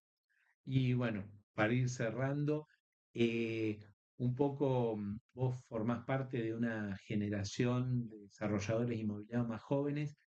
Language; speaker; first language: Spanish; native; Spanish